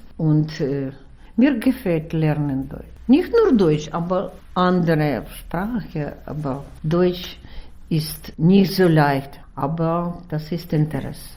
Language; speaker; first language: German; non-native, learner; Ukrainian